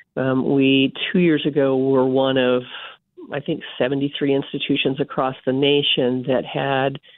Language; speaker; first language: English; native; English